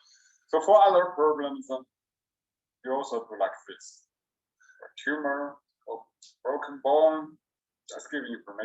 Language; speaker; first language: English; non-native, learner; Chinese